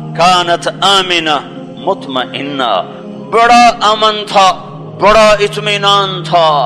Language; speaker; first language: Urdu; non-native, local second language; Punjabi